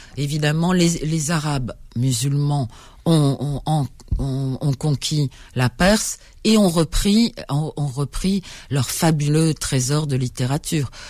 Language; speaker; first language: French; native; French